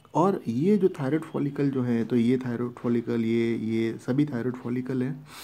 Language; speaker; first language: Hindi; non-native, local second language; Gujarati